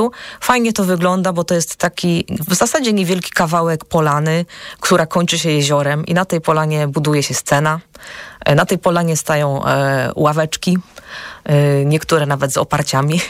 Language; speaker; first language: Polish; native; Polish